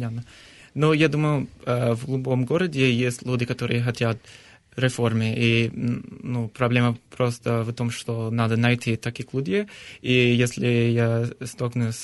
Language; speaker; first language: Russian; non-native, fluent; English